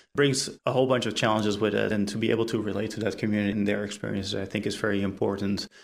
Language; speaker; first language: English; non-native, fluent; Dutch